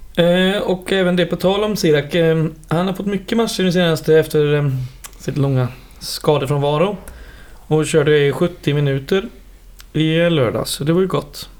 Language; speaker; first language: Swedish; native; Swedish